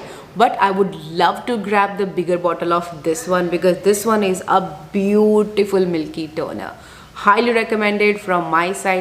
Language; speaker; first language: English; non-native, local second language; Hindi